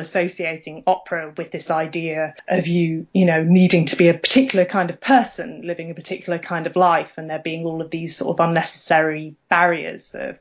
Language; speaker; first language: English; native; English